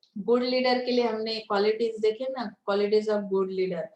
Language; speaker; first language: Hindi; non-native, local second language; Marathi